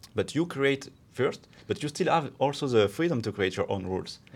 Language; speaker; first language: English; non-native, fluent; French